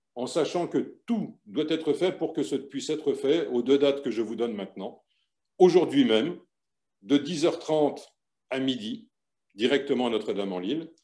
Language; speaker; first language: French; native; French